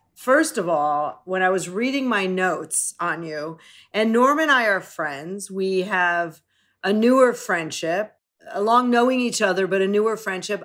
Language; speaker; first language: English; native; English